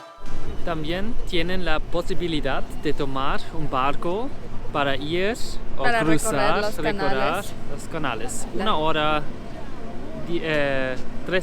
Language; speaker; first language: Spanish; non-native, learner; German